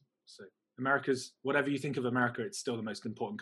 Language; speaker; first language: English; native; English